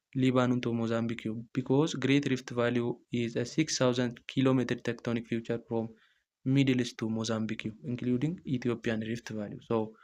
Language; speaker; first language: English; non-native, local second language; Amharic